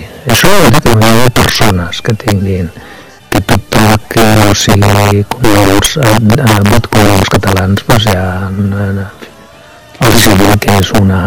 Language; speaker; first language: Catalan; non-native, local second language; Spanish